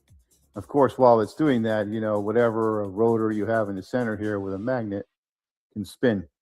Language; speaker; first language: English; native; English